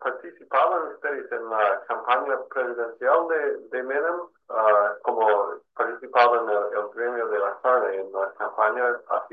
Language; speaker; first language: Spanish; non-native, fluent; English